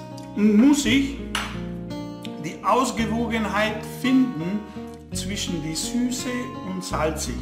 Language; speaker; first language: German; non-native, fluent; Italian